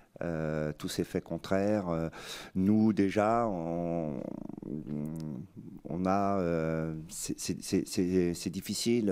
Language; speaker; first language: French; native; French